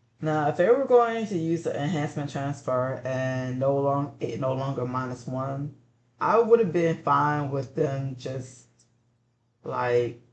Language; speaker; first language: English; native; English